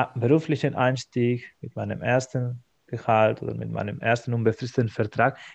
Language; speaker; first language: German; non-native, fluent; Spanish